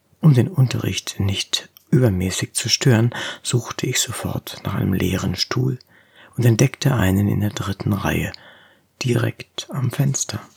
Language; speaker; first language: German; native; German